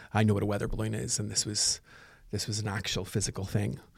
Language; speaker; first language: English; native; English